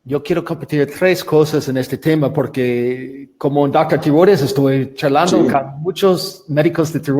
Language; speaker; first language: Spanish; non-native, learner; English